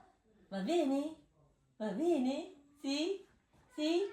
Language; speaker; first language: Italian; non-native, learner; Filipino